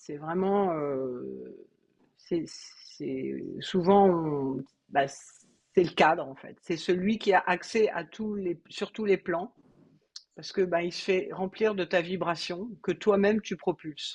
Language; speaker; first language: French; native; French